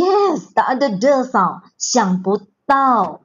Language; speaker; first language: Indonesian; non-native, local second language; Chinese